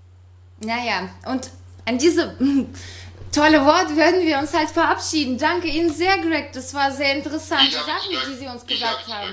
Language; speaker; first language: German; non-native, fluent; Russian